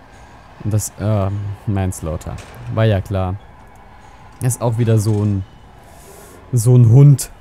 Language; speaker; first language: German; native; German